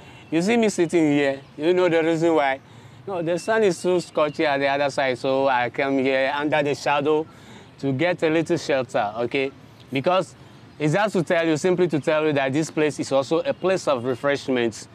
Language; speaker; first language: English; non-native, fluent; Ewe